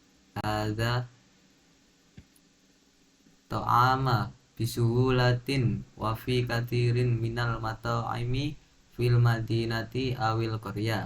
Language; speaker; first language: Arabic; non-native, learner; Indonesian